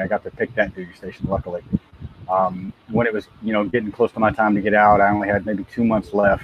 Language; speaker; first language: English; native; English